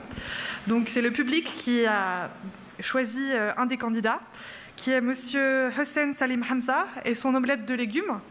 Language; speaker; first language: French; native; French